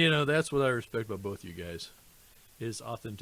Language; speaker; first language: English; native; English